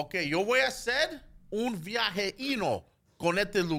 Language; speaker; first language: Spanish; early bilingual, other home language; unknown